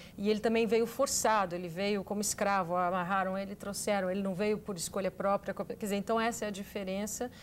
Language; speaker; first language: Portuguese; native; Portuguese